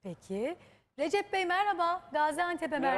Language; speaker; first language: Turkish; native; Turkish